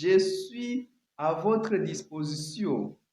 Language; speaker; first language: French; non-native, learner; Kinyarwanda